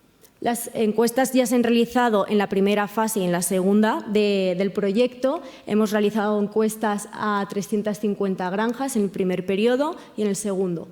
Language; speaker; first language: Spanish; native; Spanish